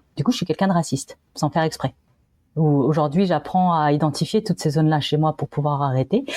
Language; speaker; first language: French; native; French